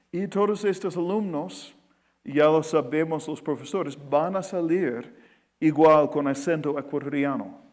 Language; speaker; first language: Spanish; non-native, fluent; English